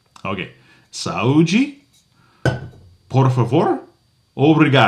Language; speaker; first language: Portuguese; non-native, learner; English